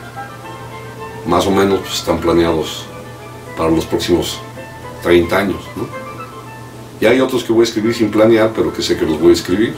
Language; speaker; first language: Spanish; native; Spanish